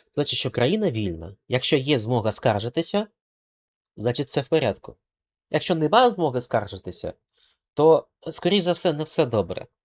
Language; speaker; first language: Ukrainian; non-native, local second language; Russian